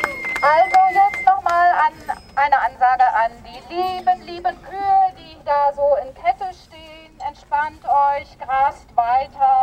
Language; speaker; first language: German; native; German